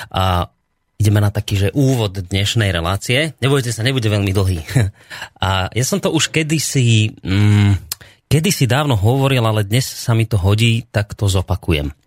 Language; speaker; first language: Slovak; native; Slovak